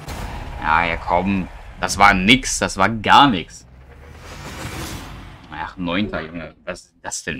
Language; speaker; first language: German; native; German